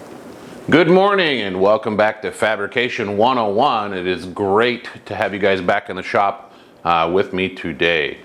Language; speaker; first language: English; native; English